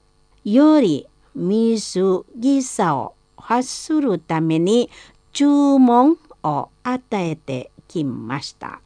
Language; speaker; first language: Japanese; non-native, fluent; Indonesian